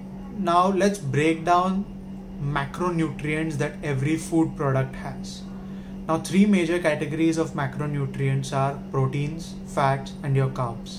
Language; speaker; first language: English; non-native, local second language; Hindi